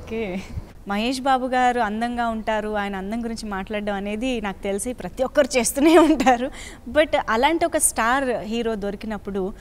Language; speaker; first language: Telugu; native; Telugu